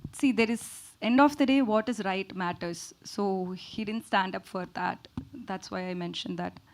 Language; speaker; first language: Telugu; non-native, learner; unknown